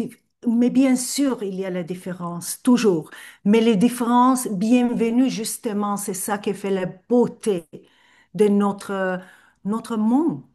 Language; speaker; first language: French; non-native, fluent; Turkish